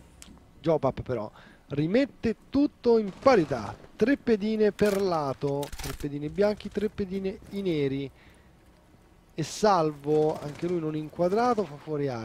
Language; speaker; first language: Italian; native; Italian